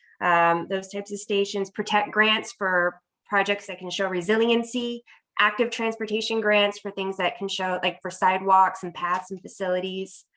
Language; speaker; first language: English; native; English